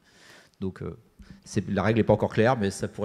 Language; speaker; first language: French; native; French